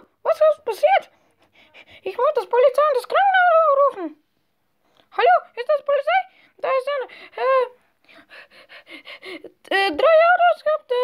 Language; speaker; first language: German; non-native, learner; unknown